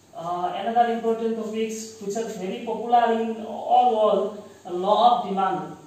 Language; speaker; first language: English; non-native, local second language; Assamese